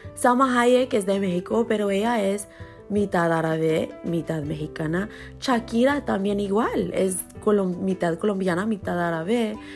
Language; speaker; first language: Spanish; early bilingual, other home language; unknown